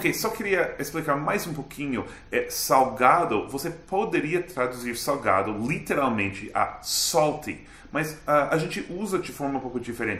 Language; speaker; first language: Portuguese; non-native, fluent; English